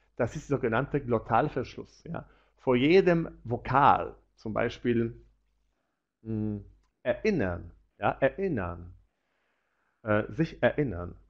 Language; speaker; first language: German; non-native, fluent; Polish